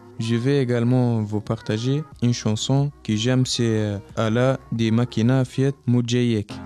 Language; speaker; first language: French; non-native, local second language; Arabic